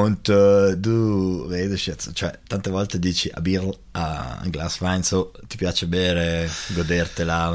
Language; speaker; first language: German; non-native, local second language; Italian